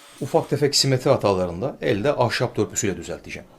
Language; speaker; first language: Turkish; native; Turkish